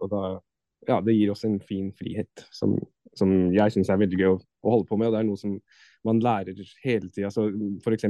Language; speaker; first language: Norwegian; non-native, fluent; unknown